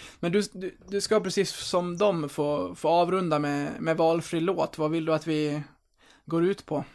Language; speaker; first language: Swedish; native; Swedish